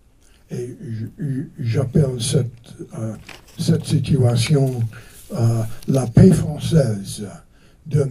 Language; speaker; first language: French; non-native, fluent; English